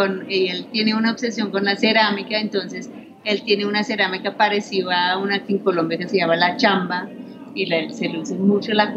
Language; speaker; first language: Spanish; non-native, fluent; English